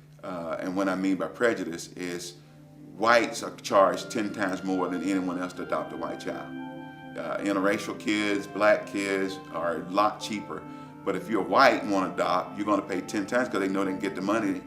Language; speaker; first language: English; native; English